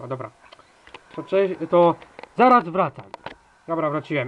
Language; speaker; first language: Polish; native; Polish